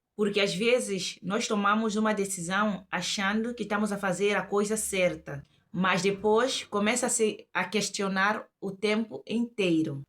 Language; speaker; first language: Portuguese; native; Portuguese